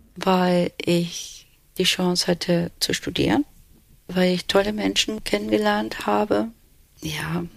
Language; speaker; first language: German; early bilingual, other home language; Turkish